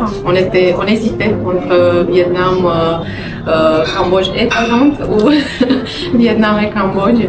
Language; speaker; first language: French; non-native, fluent; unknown